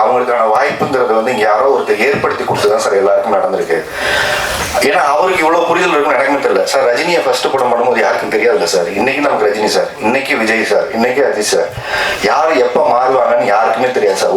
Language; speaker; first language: Tamil; native; Tamil